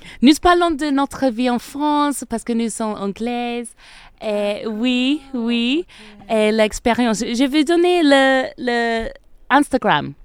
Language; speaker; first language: French; non-native, learner; English